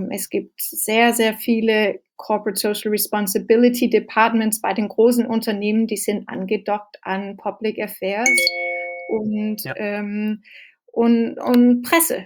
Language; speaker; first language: German; non-native, fluent; Danish